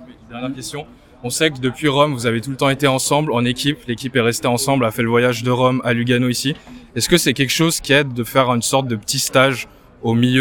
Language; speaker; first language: French; native; French